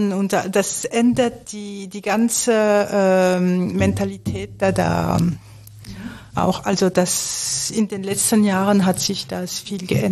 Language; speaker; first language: German; non-native, fluent; French